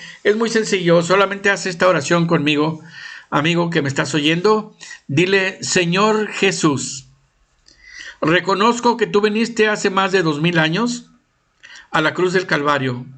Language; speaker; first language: Spanish; native; Spanish